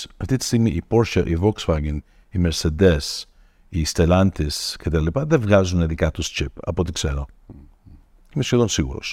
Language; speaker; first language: Greek; early bilingual, heritage; Greek